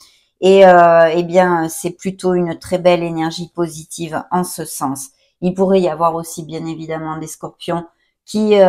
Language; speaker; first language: French; native; French